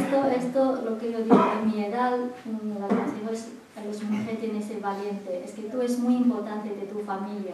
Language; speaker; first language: Spanish; non-native, learner; Chinese